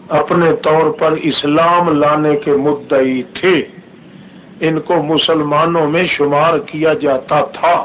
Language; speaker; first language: Urdu; non-native, local second language; Saraiki